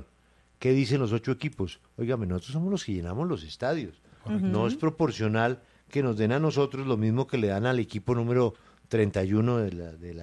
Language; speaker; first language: Spanish; native; Spanish